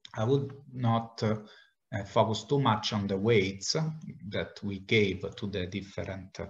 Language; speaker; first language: English; non-native, fluent; Italian